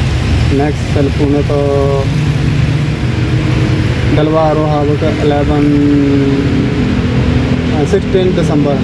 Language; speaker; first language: Filipino; non-native, learner; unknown